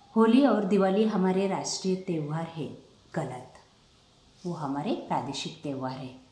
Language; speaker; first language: Hindi; non-native, local second language; Marathi